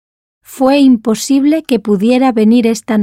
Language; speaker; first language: Spanish; non-native, learner; English